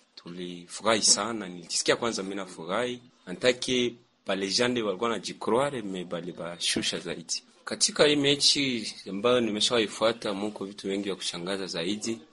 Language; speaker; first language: Swahili; native; Swahili